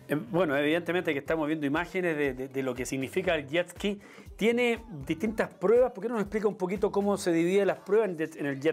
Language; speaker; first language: Spanish; native; Spanish